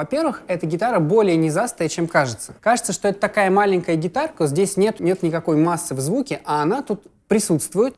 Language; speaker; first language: Russian; native; Russian